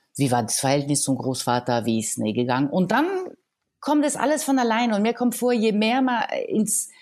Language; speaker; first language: German; non-native, fluent; French